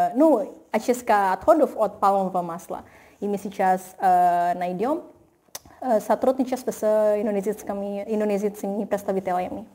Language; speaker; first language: Russian; non-native, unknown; Indonesian